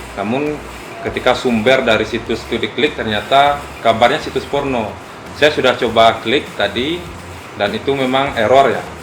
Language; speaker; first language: Indonesian; non-native, local second language; Minangkabau